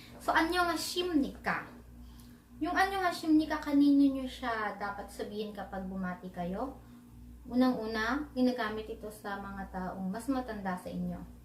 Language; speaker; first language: Filipino; native; Filipino